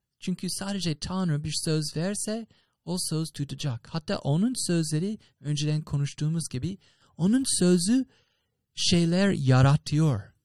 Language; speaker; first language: Turkish; non-native, fluent; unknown